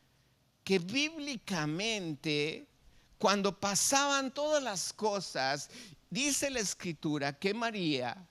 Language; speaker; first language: Spanish; native; Spanish